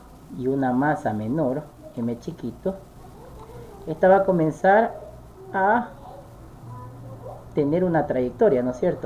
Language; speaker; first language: Spanish; native; Spanish